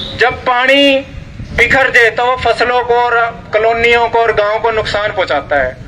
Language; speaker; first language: Hindi; native; Hindi